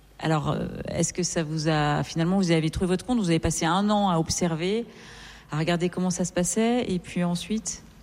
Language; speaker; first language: French; native; French